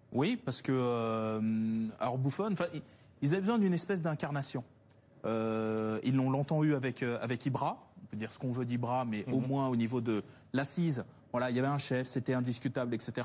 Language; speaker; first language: French; native; French